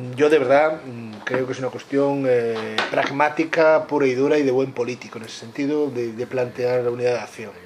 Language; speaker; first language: Spanish; non-native, local second language; Galician